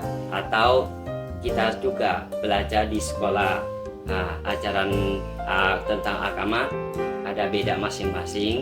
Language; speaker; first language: Indonesian; non-native, learner; Thai